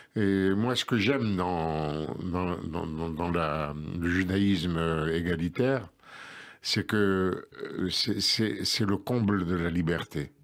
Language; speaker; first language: French; native; French